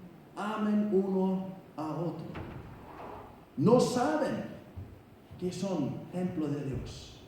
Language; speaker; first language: Spanish; non-native, fluent; Icelandic